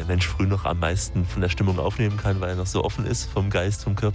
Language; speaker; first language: German; native; German